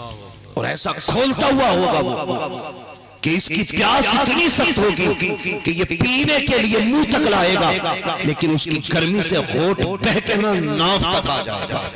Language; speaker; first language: Hindi; native; Hindi